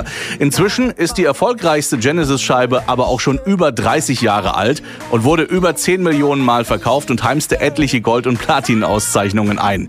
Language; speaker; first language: German; native; German